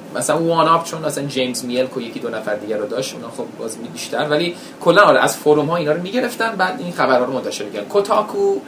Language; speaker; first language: Persian; early bilingual, heritage; Persian